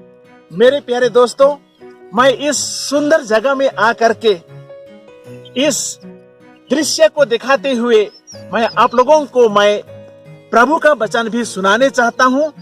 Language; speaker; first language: Hindi; non-native, local second language; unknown